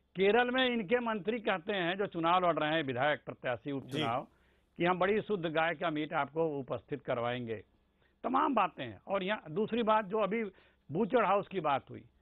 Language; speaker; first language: Hindi; native; Hindi